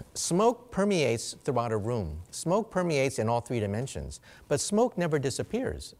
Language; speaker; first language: English; native; English